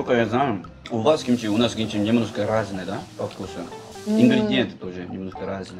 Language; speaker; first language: Russian; non-native, fluent; Korean